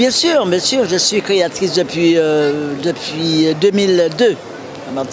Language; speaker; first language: French; native; French